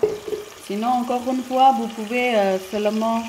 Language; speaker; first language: French; non-native, fluent; Indonesian